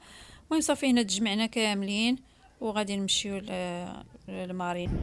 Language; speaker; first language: Arabic; native; Arabic